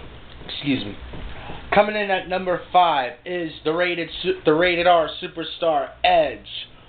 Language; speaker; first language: English; native; English